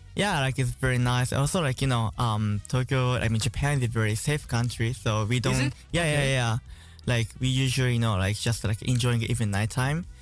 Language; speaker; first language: English; non-native, learner; Japanese